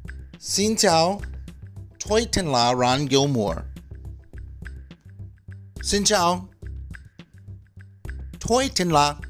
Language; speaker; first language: Vietnamese; non-native, learner; English